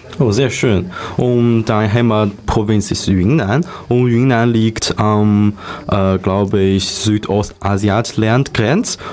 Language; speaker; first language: German; non-native, learner; Chinese